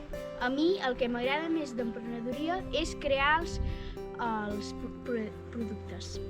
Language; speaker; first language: Catalan; native; Catalan